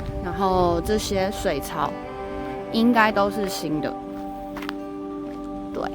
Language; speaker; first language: Chinese; native; Chinese